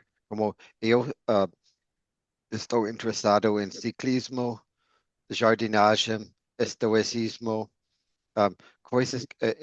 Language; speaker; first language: Portuguese; non-native, learner; English